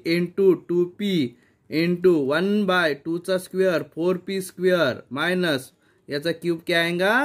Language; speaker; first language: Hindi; non-native, local second language; Marathi